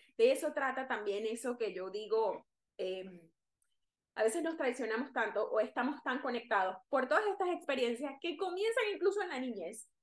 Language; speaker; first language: Spanish; native; Spanish